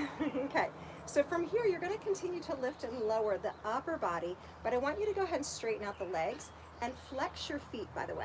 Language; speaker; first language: English; native; English